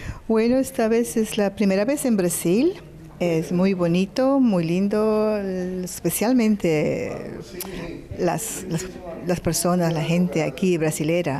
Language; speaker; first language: Spanish; non-native, fluent; English